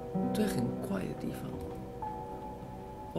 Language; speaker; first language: Chinese; non-native, fluent; English